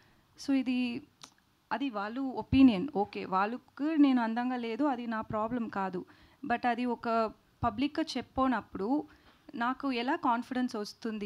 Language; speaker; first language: Telugu; non-native, learner; Tamil